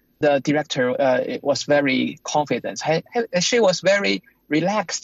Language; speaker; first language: English; non-native, fluent; Chinese